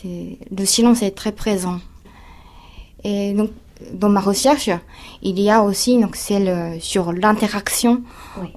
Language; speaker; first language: French; non-native, fluent; Japanese